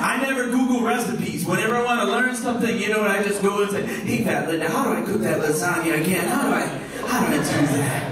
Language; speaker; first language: English; native; English